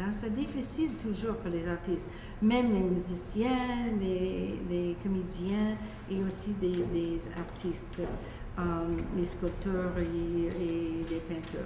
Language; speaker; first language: French; non-native, local second language; English